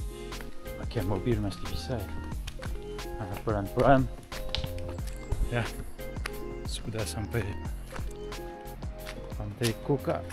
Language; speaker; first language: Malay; non-native, learner; French